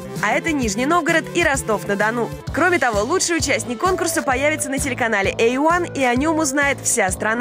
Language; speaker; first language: Russian; native; Russian